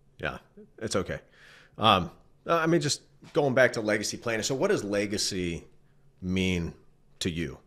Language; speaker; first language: English; native; English